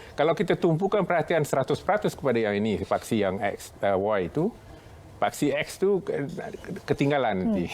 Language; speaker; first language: Malay; non-native, local second language; Tamil